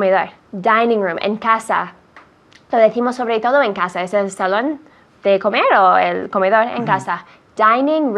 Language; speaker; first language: Spanish; non-native, fluent; English